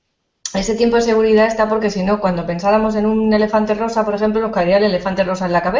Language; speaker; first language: Spanish; native; Spanish